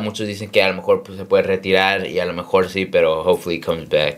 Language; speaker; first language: Spanish; early bilingual, heritage; Spanish